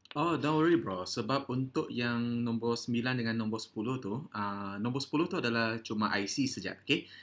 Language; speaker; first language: Malay; non-native, local second language; Chinese